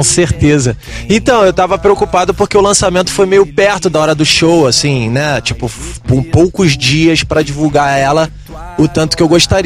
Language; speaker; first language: Portuguese; native; Portuguese